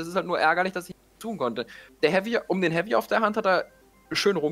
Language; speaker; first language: German; native; German